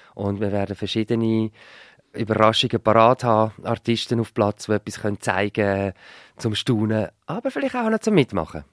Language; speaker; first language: German; native; German